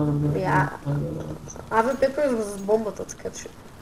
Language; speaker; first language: English; non-native, learner; Bulgarian